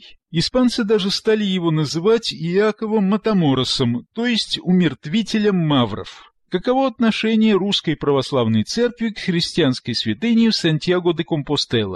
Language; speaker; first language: Russian; native; Russian